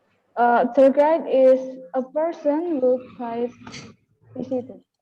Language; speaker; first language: English; non-native, learner; Indonesian